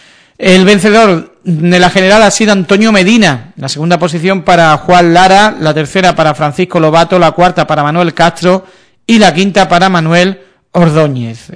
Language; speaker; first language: Spanish; native; Spanish